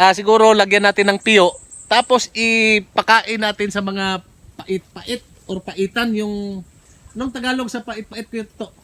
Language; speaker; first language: Filipino; non-native, local second language; Cebuano